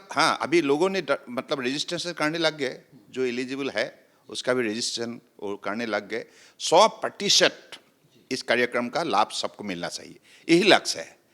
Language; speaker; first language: Hindi; non-native, local second language; Assamese